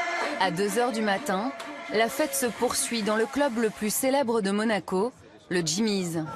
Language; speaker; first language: French; native; French